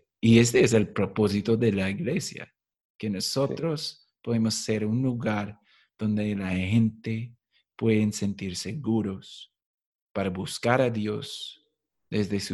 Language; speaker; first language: Spanish; non-native, fluent; English